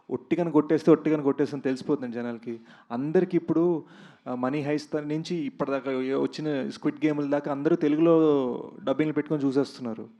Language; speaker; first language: Telugu; native; Telugu